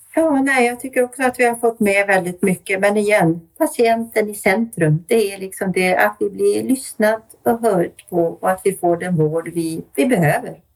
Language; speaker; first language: Swedish; native; Swedish